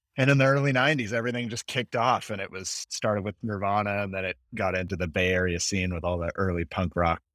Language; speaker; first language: English; native; English